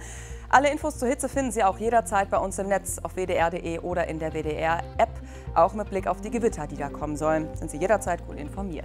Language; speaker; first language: German; native; German